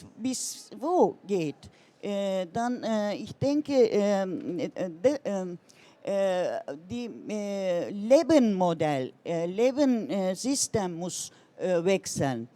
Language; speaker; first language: German; non-native, learner; Turkish